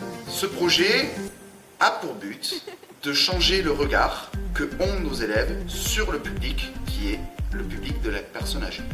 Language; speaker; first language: French; native; French